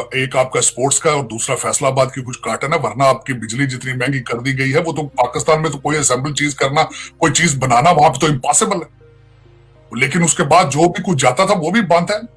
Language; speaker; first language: Urdu; non-native, local second language; Punjabi